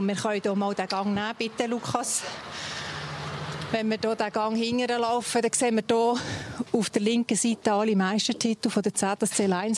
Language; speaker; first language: German; native; German